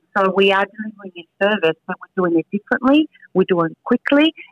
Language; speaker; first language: English; early bilingual, other home language; Spanish